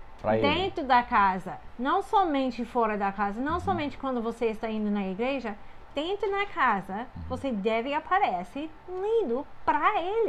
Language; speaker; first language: Portuguese; non-native, fluent; English